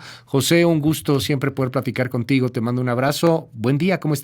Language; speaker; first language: Spanish; native; Spanish